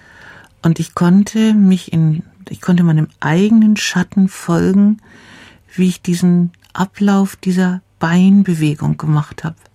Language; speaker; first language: German; native; German